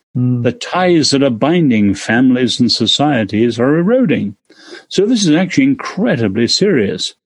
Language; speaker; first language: English; native; English